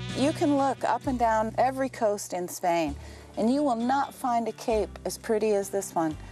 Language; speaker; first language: English; native; English